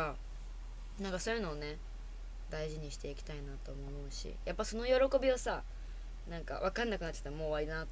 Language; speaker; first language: Japanese; native; Japanese